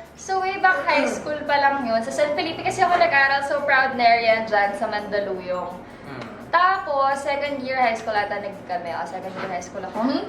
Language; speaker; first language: Filipino; native; Filipino